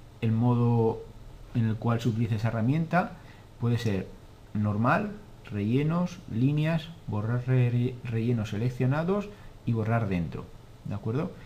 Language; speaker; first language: Spanish; native; Spanish